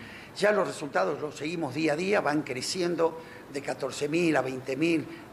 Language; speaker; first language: Spanish; native; Spanish